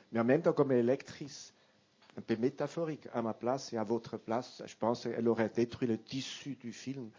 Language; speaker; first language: French; non-native, local second language; Italian